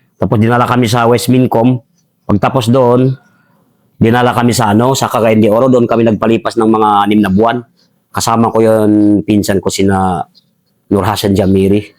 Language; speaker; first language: Filipino; non-native, local second language; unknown